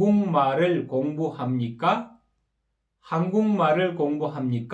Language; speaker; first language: Korean; non-native, fluent; Kyrgyz